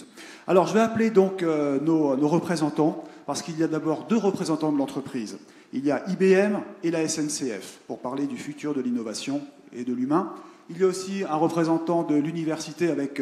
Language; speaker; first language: French; native; French